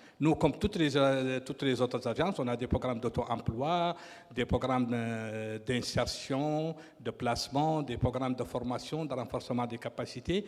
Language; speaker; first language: French; non-native, local second language; Arabic